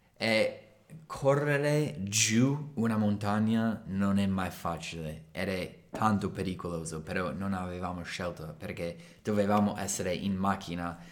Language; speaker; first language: Italian; non-native, fluent; English